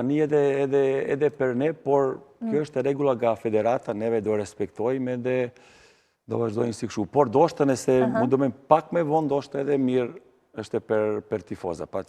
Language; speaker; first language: Albanian; non-native, learner; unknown